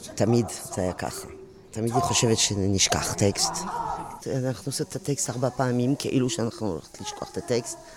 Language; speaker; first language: Hebrew; non-native, fluent; French